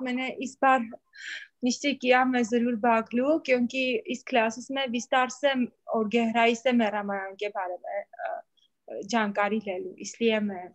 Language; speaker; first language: Hindi; non-native, learner; Armenian